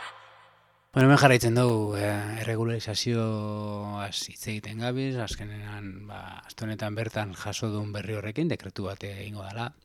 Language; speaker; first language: Basque; native; Basque